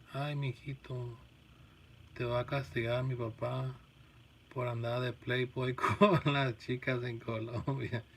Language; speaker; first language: Spanish; early bilingual, heritage; Spanish